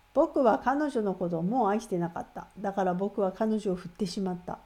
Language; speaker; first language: Japanese; native; Japanese